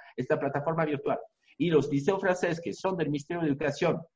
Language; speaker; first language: Spanish; non-native, fluent; French